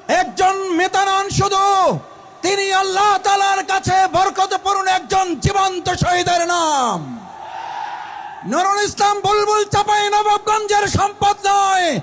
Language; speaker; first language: Bangla; native; Bangla